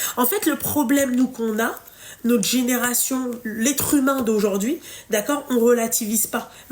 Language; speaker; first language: French; native; French